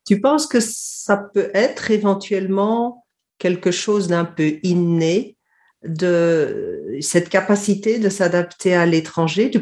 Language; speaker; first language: French; native; French